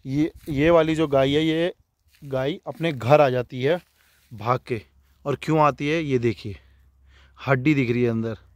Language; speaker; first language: Hindi; non-native, local second language; Garhwali